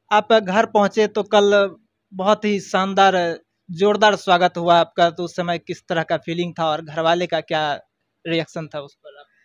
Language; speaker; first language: Hindi; native; Hindi